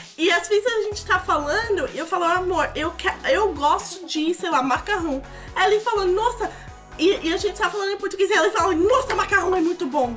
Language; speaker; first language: Portuguese; non-native, fluent; English